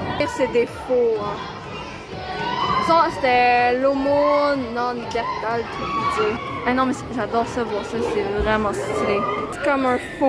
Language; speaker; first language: French; native; French